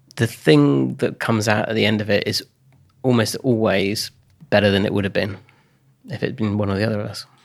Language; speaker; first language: English; native; English